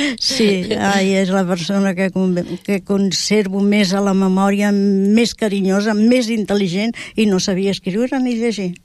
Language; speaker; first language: Catalan; non-native, local second language; Spanish